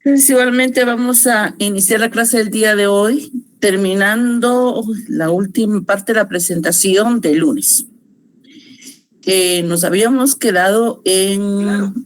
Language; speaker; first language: Spanish; native; Spanish